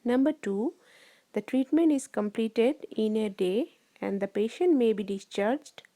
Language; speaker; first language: English; non-native, local second language; Bangla